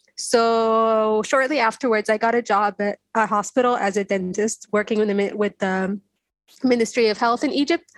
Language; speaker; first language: English; non-native, fluent; Arabic